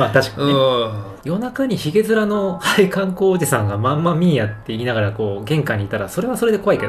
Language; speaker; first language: Japanese; native; Japanese